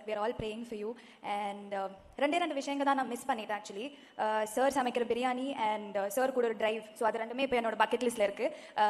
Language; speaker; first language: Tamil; non-native, fluent; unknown